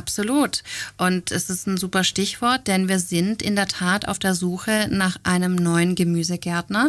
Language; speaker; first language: German; native; German